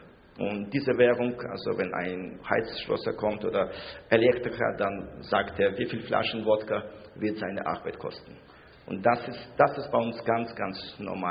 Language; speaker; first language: German; non-native, fluent; Russian